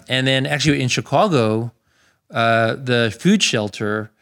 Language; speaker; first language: English; native; English